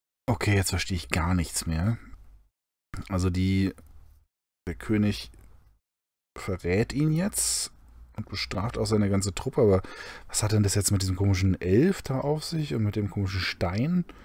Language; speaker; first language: German; native; German